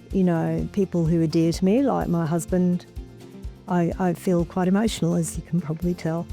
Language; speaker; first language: English; native; English